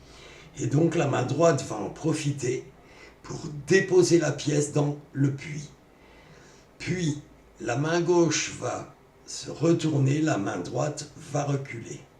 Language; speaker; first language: French; native; French